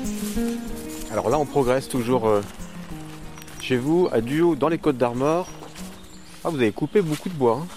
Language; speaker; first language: French; native; French